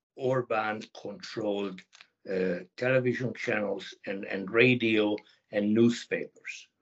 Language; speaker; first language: English; non-native, fluent; Hungarian